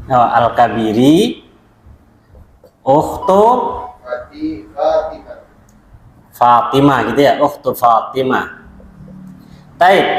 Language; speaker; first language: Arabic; non-native, fluent; Indonesian